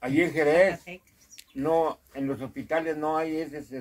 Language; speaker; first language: Spanish; native; Spanish